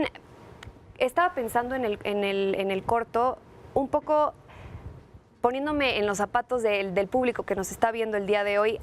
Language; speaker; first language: Spanish; native; Spanish